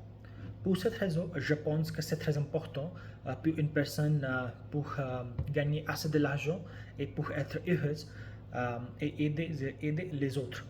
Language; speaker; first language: French; non-native, learner; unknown